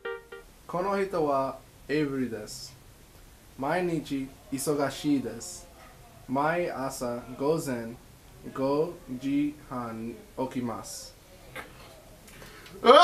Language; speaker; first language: Japanese; non-native, learner; English